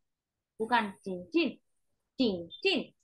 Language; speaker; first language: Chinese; non-native, fluent; Indonesian